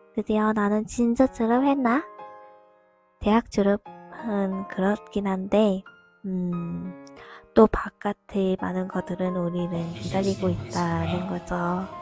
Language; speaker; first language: Korean; non-native, fluent; Vietnamese